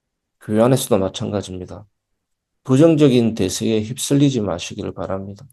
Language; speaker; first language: Korean; native; Korean